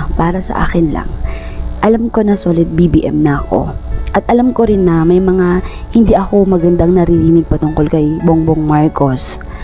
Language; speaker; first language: Filipino; non-native, local second language; Bikol